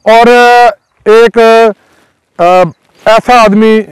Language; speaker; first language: Urdu; native; Urdu